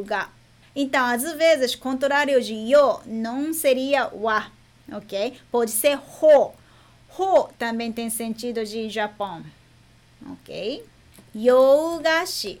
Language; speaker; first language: Portuguese; non-native, fluent; Japanese